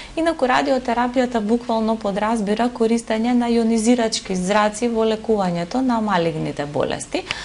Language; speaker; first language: Macedonian; native; Macedonian